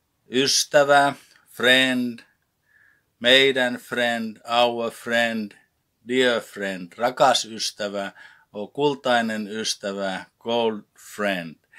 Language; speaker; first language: Finnish; native; Finnish